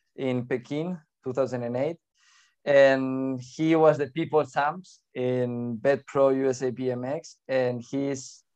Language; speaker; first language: English; non-native, fluent; Spanish